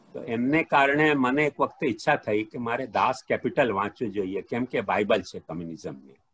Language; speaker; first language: Gujarati; non-native, local second language; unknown